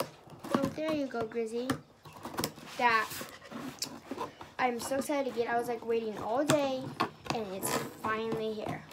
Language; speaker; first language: English; native; English